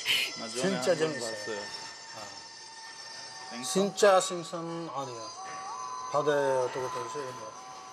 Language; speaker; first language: Korean; non-native, learner; Bangla